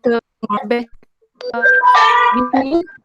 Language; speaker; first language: English; non-native, learner; Indonesian